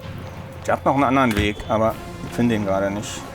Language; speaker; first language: German; native; German